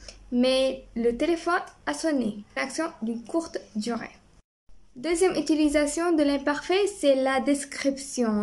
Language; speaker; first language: French; non-native, fluent; Arabic